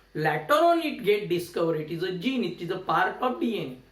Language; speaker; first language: Hindi; non-native, local second language; Marathi